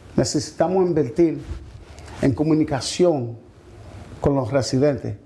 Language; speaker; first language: Spanish; early bilingual, heritage; Spanish